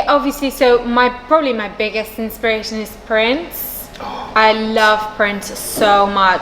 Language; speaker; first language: English; non-native, local second language; Maltese